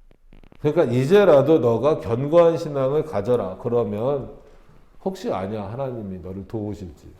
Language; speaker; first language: Korean; native; Korean